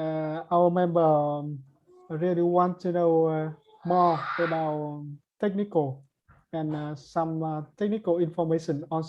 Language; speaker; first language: English; non-native, learner; Vietnamese